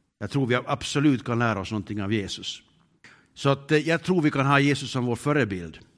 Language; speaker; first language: Swedish; native; Swedish